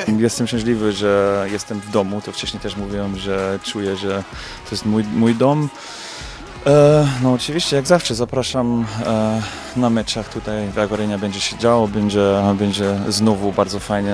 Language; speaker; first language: Polish; non-native, fluent; German